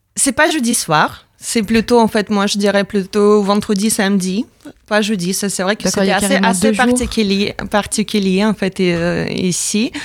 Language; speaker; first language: French; non-native, fluent; Latvian